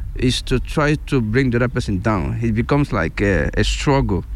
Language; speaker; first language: English; non-native, local second language; Igbo